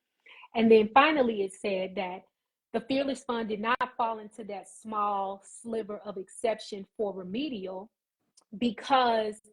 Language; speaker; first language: English; native; English